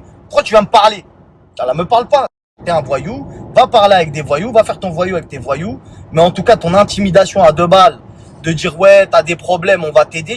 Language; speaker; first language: French; native; French